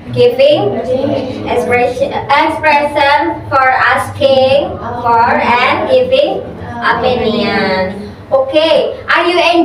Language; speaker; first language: English; non-native, learner; Indonesian